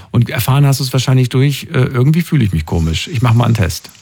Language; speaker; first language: German; native; German